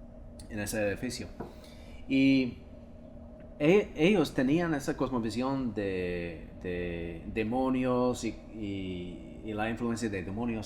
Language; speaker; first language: Spanish; non-native, fluent; English